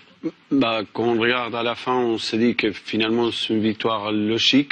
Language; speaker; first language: French; non-native, fluent; Spanish